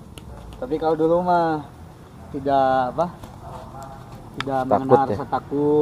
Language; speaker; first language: Indonesian; non-native, local second language; Sundanese